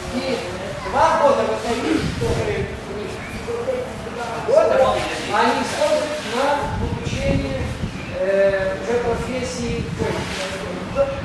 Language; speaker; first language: Russian; non-native, local second language; Ukrainian